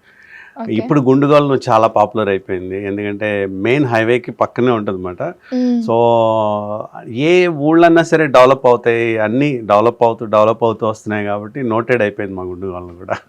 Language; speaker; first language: Telugu; native; Telugu